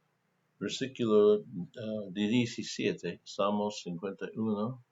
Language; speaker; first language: Spanish; non-native, fluent; English